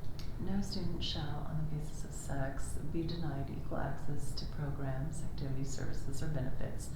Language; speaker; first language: English; native; English